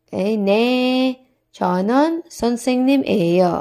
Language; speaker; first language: Korean; non-native, learner; Cebuano